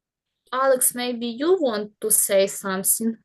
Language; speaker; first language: English; non-native, learner; Ukrainian